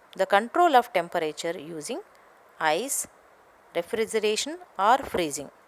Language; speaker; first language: English; non-native, local second language; Telugu